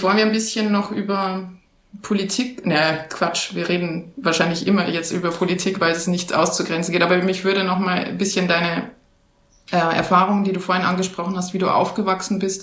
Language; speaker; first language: German; native; German